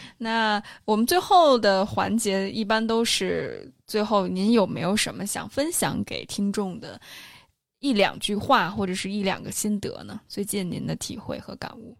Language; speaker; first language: Chinese; native; Chinese